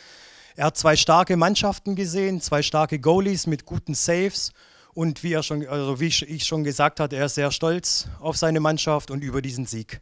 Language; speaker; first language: German; native; German